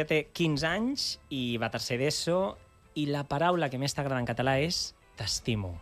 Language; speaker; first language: Catalan; native; Catalan